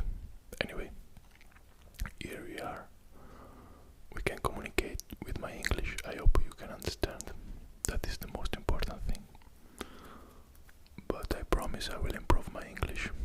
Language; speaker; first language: English; non-native, fluent; Italian